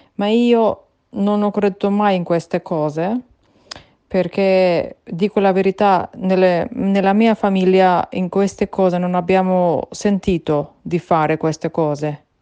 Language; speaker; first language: Italian; non-native, learner; Albanian